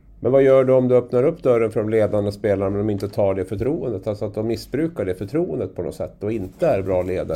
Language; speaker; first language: Swedish; native; Swedish